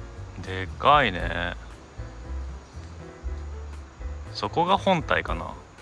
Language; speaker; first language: Japanese; native; Japanese